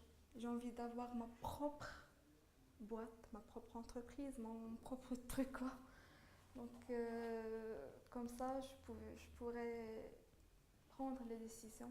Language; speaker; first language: French; non-native, local second language; Arabic